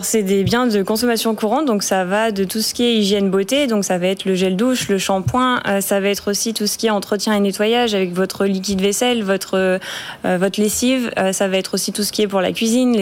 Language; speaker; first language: French; native; French